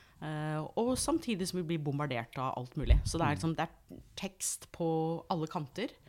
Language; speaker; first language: Norwegian; non-native, fluent; English